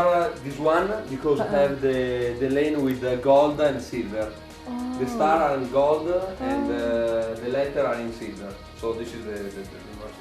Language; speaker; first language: English; non-native, learner; Italian